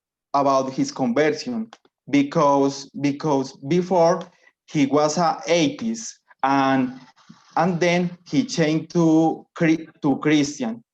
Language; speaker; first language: English; non-native, learner; Spanish